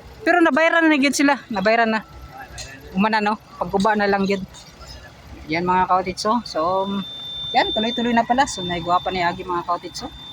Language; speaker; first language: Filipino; non-native, local second language; Cebuano